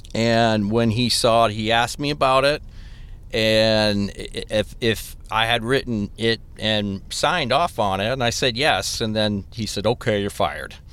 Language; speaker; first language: English; native; English